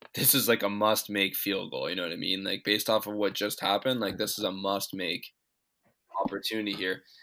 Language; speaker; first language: English; native; English